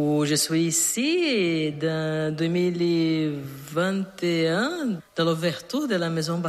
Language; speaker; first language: French; non-native, learner; Portuguese